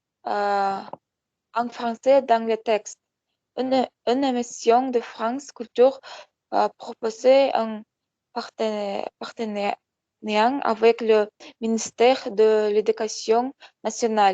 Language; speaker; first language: French; non-native, learner; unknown